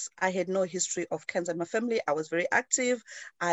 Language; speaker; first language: English; non-native, local second language; Shona